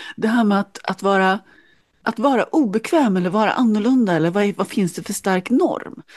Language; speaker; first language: Swedish; native; Swedish